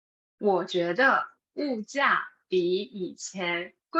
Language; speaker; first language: Chinese; non-native, fluent; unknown